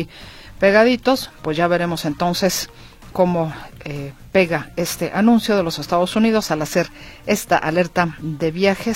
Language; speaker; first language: Spanish; native; Spanish